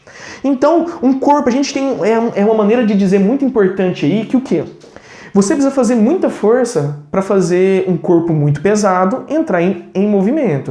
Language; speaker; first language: Portuguese; native; Portuguese